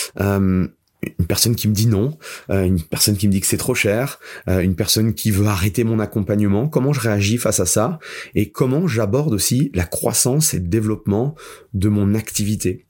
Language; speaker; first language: French; native; French